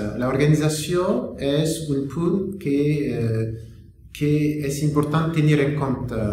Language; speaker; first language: Catalan; non-native, learner; French